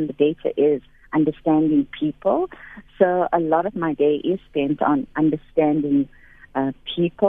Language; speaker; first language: English; native; English